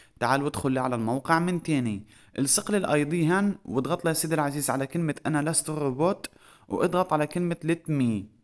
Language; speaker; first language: Arabic; native; Arabic